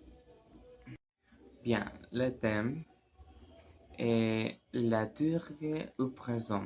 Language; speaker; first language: French; non-native, learner; Spanish